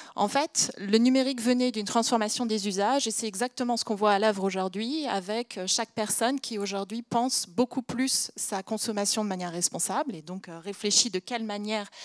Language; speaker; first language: French; native; French